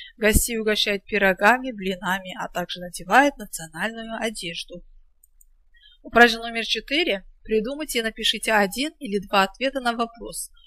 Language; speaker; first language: Russian; non-native, local second language; Kazakh